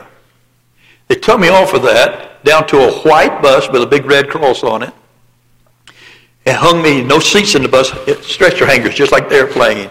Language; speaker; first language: English; native; English